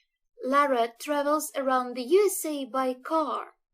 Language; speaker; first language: English; non-native, fluent; Russian